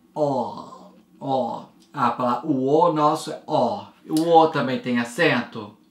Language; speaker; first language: Portuguese; native; Portuguese